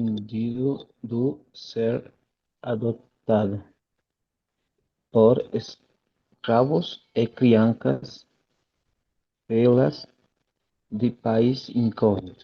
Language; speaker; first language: Portuguese; non-native, learner; Spanish